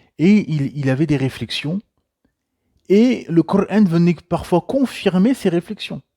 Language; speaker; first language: French; native; French